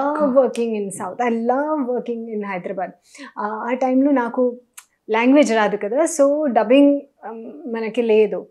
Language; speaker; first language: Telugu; non-native, learner; Hindi